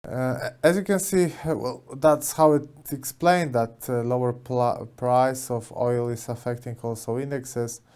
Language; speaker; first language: English; non-native, fluent; Polish